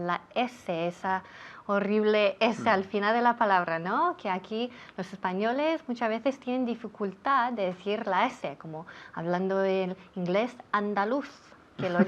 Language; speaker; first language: Spanish; non-native, fluent; English